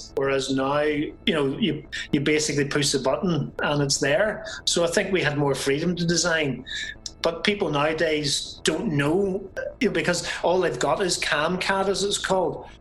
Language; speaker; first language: English; native; English